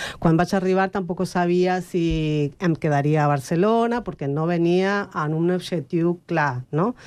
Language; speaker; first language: Catalan; non-native, learner; Spanish